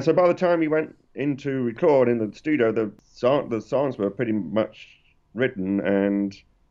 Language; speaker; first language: English; native; English